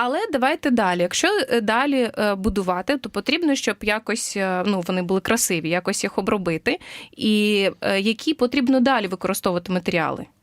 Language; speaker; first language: Ukrainian; native; Ukrainian